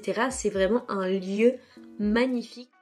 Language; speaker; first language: French; native; French